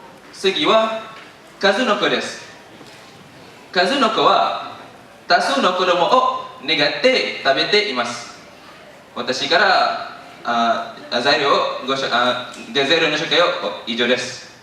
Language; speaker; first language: Japanese; non-native, learner; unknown